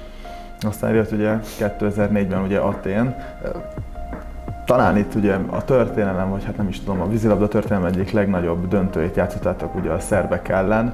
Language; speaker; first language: Hungarian; native; Hungarian